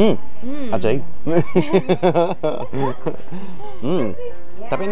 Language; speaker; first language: Indonesian; non-native, fluent; German